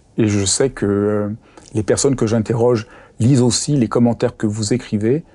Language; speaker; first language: French; native; French